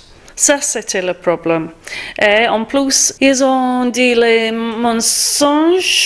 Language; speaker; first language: French; non-native, fluent; English